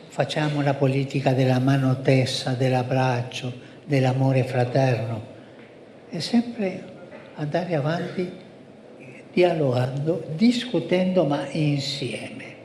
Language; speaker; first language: Italian; early bilingual, heritage; Spanish